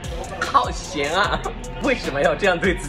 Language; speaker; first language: Chinese; non-native, fluent; English